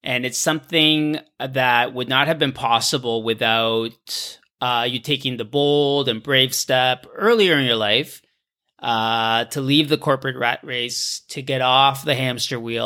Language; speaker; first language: English; native; English